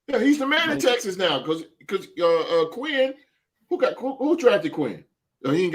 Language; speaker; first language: English; native; English